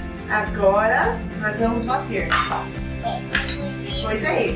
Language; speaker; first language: Portuguese; native; Portuguese